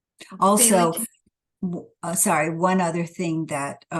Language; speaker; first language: English; native; English